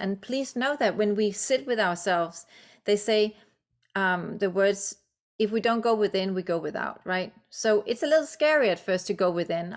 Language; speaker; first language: English; non-native, fluent; Danish